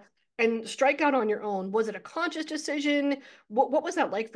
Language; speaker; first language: English; native; English